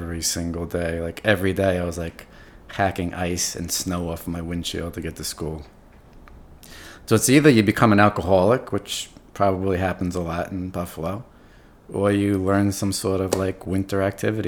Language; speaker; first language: English; native; English